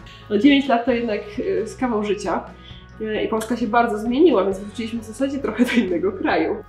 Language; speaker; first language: Polish; native; Polish